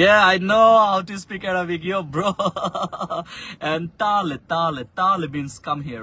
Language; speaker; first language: English; non-native, fluent; Bangla